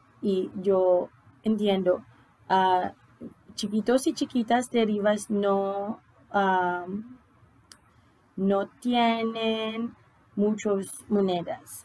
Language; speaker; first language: Spanish; non-native, learner; English